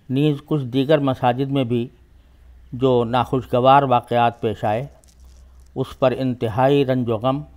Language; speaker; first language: Urdu; native; Urdu